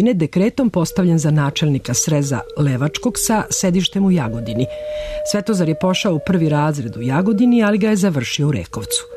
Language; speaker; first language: Serbian; native; Serbian